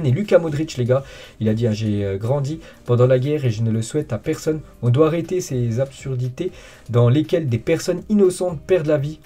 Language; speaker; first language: French; native; French